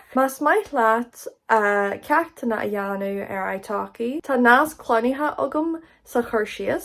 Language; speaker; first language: Irish; non-native, local second language; English